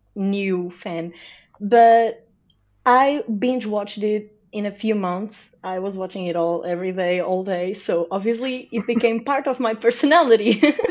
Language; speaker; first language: English; non-native, fluent; Portuguese